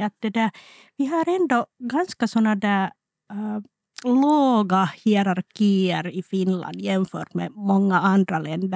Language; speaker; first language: Swedish; non-native, local second language; Finnish